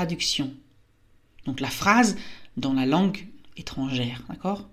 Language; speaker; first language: French; native; French